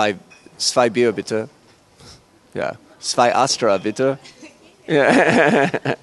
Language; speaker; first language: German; non-native, learner; English